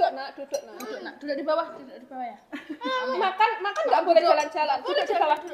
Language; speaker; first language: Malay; non-native, local second language; Javanese